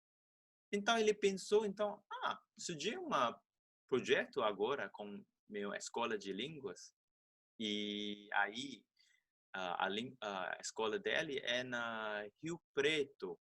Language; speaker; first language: Portuguese; non-native, fluent; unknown